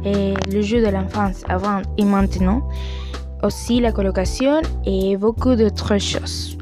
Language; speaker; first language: French; non-native, learner; Spanish